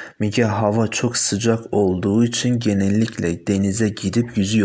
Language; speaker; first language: Turkish; non-native, fluent; Persian